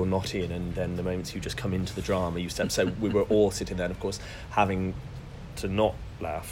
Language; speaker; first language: English; native; English